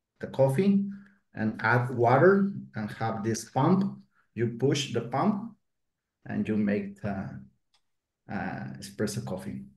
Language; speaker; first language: English; non-native, learner; Spanish